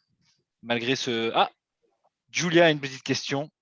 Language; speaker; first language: French; native; French